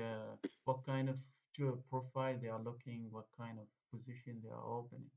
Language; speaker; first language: English; non-native, fluent; Arabic